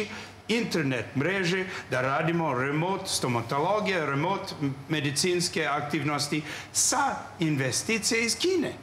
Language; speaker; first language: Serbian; non-native, learner; English